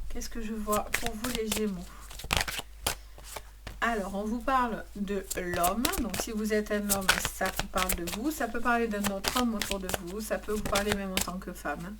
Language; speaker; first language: French; native; French